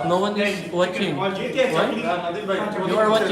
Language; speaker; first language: English; non-native, local second language; Filipino